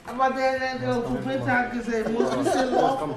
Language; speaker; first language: German; non-native, local second language; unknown